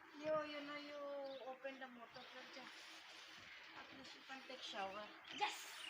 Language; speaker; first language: English; non-native, learner; Hiligaynon